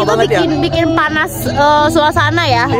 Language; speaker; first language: Indonesian; native; Indonesian